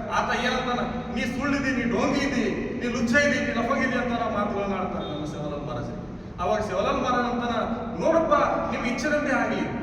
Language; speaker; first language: Kannada; non-native, local second language; Lambadi